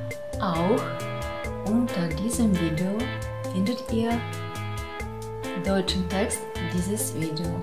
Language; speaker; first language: German; non-native, learner; Russian